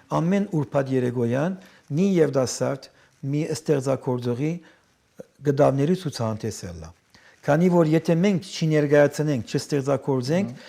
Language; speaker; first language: Armenian; early bilingual, heritage; Armenian